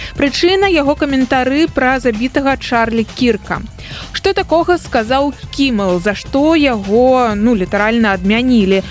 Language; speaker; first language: Belarusian; native; Belarusian